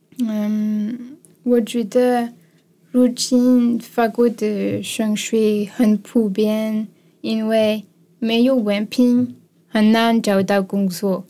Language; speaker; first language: Chinese; non-native, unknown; French